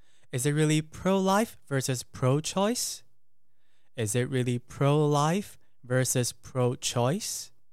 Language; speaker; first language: English; non-native, fluent; Chinese